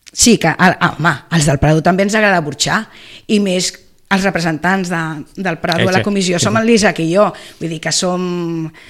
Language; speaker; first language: Catalan; native; Catalan